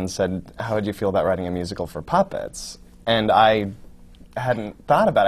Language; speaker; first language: English; native; English